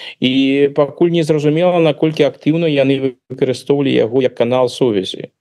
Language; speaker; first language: Belarusian; non-native, local second language; Russian